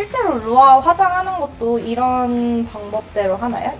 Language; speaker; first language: Korean; native; Korean